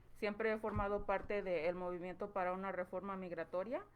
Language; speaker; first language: Spanish; early bilingual, heritage; Spanish